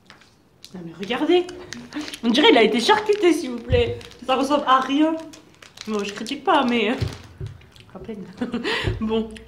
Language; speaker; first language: French; native; French